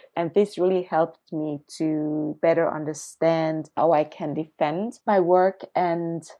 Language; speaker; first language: English; early bilingual, other home language; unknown